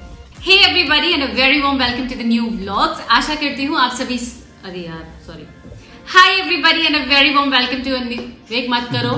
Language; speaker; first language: Hindi; native; Hindi